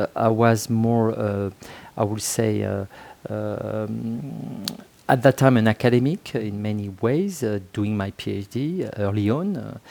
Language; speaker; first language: English; non-native, fluent; French